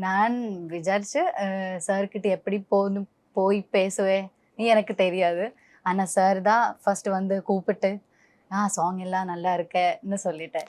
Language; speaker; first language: Tamil; non-native, learner; Malayalam